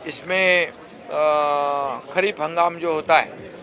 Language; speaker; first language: Hindi; non-native, local second language; Marathi